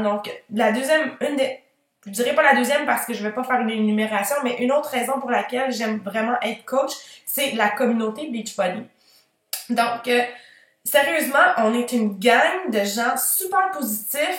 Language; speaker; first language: French; native; French